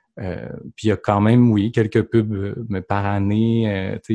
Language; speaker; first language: French; native; French